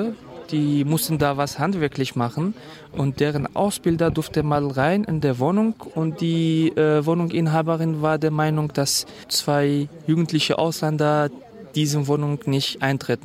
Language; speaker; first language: German; non-native, fluent; Kurdish